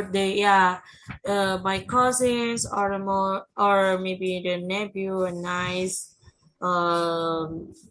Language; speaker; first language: English; non-native, learner; Indonesian